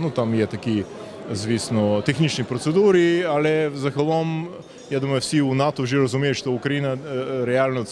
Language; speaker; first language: Ukrainian; non-native, fluent; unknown